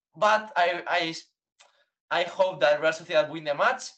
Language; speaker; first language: English; non-native, learner; Spanish